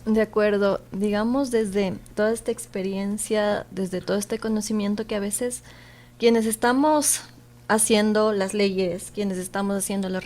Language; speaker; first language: Spanish; native; Spanish